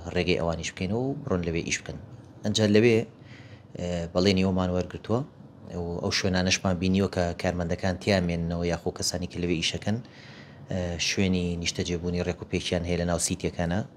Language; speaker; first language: Central Kurdish; native; Central Kurdish